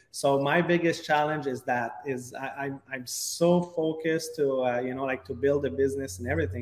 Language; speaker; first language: English; non-native, fluent; French